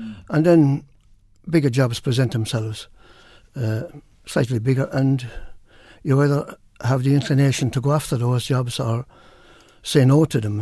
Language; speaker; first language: English; native; English